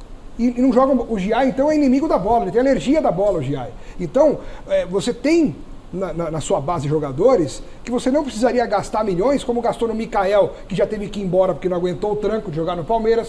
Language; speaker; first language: Portuguese; native; Portuguese